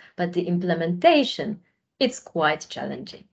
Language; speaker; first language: English; non-native, fluent; Polish